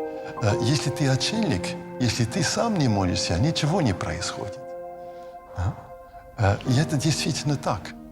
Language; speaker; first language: Russian; non-native, fluent; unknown